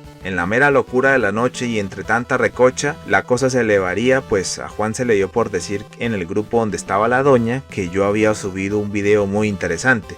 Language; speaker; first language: Spanish; native; Spanish